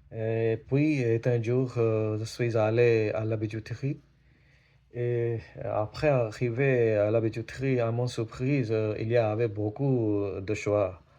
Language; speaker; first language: French; non-native, learner; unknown